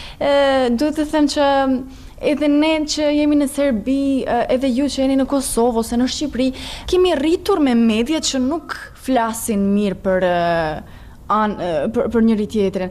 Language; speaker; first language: Albanian; non-native, learner; Serbian